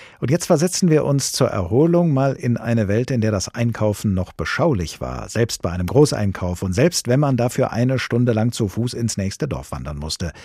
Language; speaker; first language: German; native; German